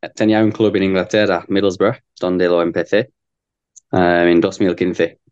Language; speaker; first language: Spanish; non-native, learner; English